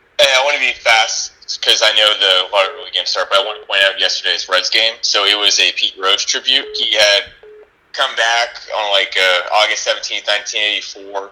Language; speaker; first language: English; native; English